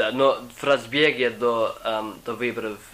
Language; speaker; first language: Russian; non-native, fluent; English